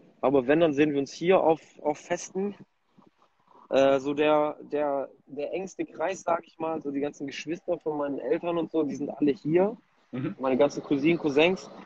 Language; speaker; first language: German; early bilingual, other home language; Polish